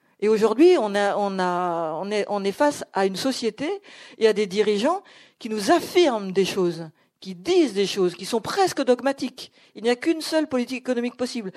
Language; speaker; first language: French; native; French